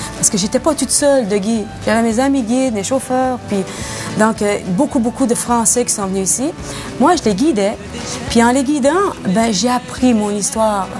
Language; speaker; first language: French; native; French